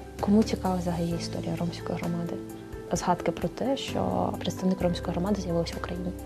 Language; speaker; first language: Ukrainian; non-native, local second language; Romany